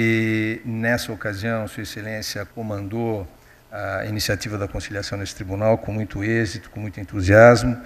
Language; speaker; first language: Portuguese; native; Portuguese